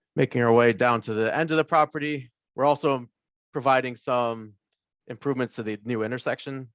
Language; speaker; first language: English; native; English